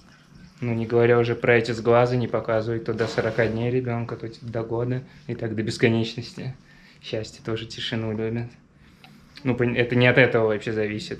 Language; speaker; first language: Russian; native; Russian